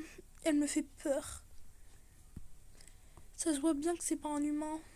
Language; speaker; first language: French; native; French